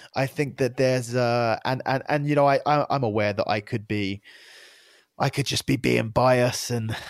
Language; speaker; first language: English; native; English